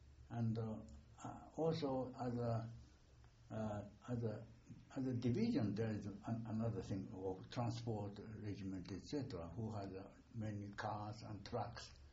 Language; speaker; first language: English; non-native, fluent; Japanese